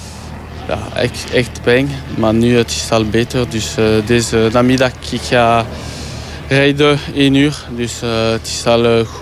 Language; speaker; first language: Dutch; non-native, local second language; French